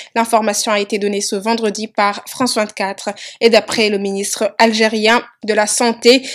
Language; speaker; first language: French; non-native, local second language; Wolof